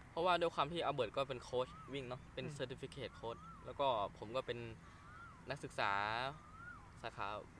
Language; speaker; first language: Thai; native; Thai